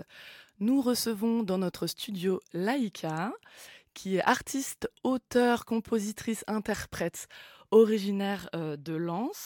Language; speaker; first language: French; native; French